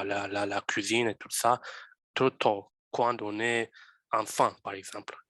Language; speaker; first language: French; non-native, fluent; Romanian